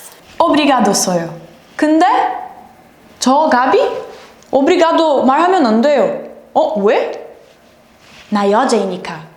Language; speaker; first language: Korean; non-native, learner; Portuguese